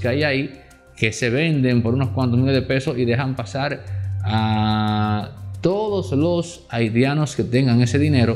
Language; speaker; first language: Spanish; native; Spanish